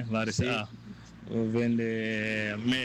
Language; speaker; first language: Portuguese; non-native, learner; Wolof